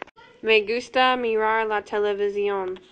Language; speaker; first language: Spanish; non-native, learner; English